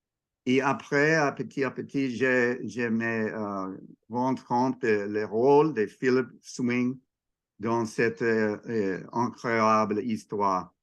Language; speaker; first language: French; non-native, learner; English